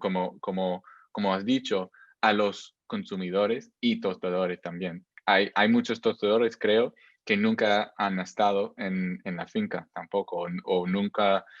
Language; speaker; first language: Spanish; non-native, fluent; English